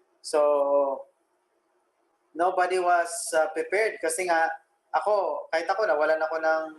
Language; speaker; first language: Filipino; non-native, local second language; Aklanon